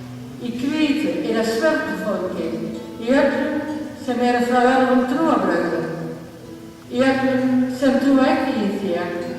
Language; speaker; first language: Icelandic; non-native, learner; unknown